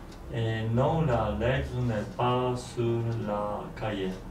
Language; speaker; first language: French; non-native, learner; Polish